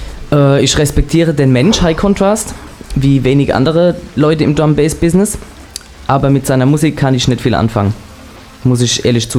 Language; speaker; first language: German; native; German